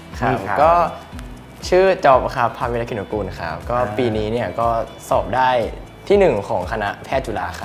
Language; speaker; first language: Thai; native; Thai